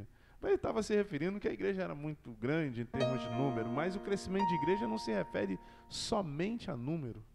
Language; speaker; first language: Portuguese; native; Portuguese